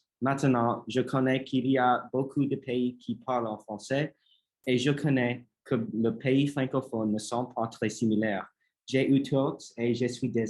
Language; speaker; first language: French; non-native, learner; English